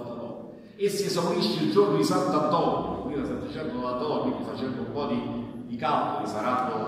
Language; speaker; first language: Italian; native; Italian